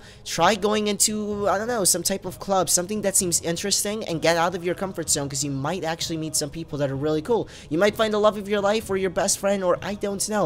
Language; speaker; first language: English; native; English